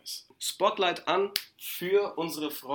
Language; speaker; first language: German; native; German